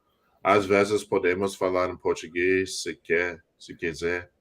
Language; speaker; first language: Portuguese; non-native, learner; English